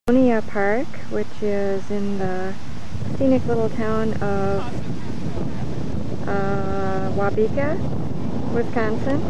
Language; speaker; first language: English; native; English